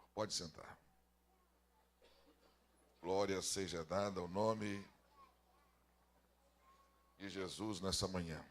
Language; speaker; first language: Portuguese; native; Portuguese